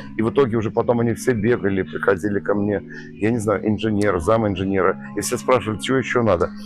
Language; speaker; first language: Russian; native; Russian